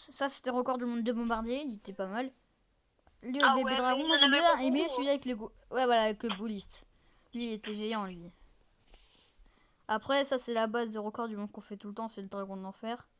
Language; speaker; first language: French; native; French